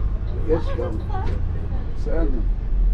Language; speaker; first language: Hebrew; non-native, local second language; Arabic